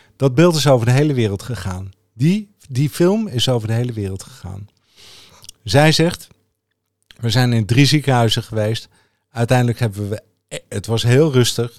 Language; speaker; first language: Dutch; native; Dutch